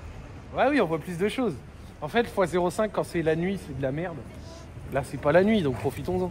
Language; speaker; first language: French; native; French